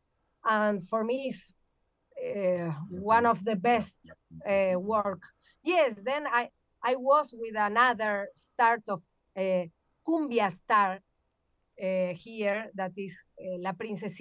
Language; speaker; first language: English; non-native, learner; Spanish